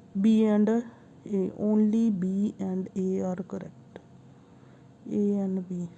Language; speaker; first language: English; non-native, local second language; Punjabi